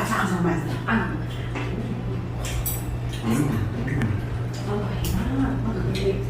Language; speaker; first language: Korean; non-native, learner; Thai